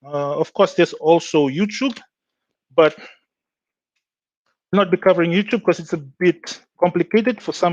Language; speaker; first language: English; non-native, local second language; Fijian